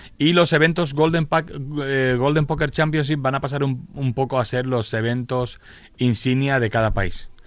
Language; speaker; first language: Spanish; native; Spanish